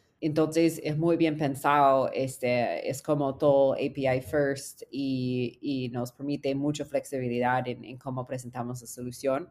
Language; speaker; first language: Spanish; non-native, fluent; English